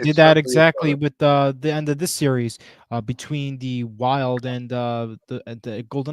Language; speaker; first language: English; native; English